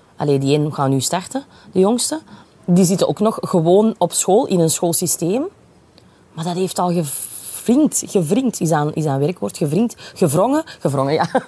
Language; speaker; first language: Dutch; native; Dutch